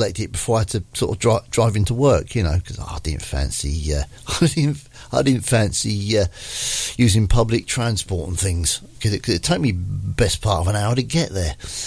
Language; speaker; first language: English; native; English